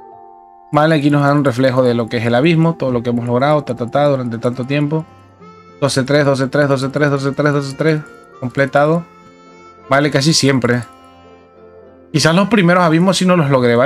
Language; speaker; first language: Spanish; native; Spanish